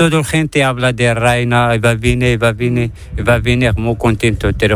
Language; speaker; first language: Spanish; non-native, learner; Arabic